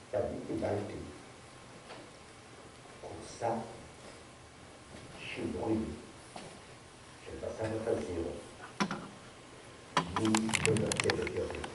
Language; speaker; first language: Hebrew; non-native, fluent; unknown